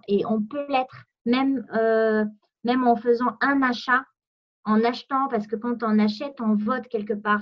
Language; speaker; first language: French; non-native, local second language; Arabic